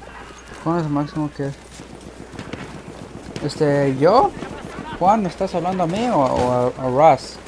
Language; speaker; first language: Spanish; early bilingual, heritage; Spanish